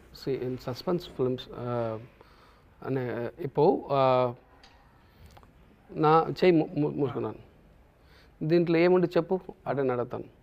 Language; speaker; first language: Telugu; non-native, local second language; Tamil